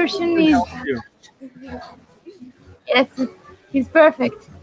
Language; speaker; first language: English; non-native, fluent; Greek